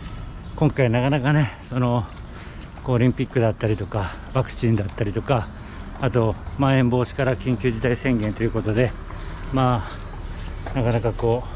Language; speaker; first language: Japanese; native; Japanese